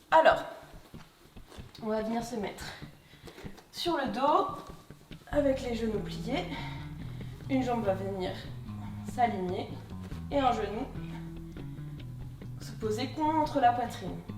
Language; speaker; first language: French; native; French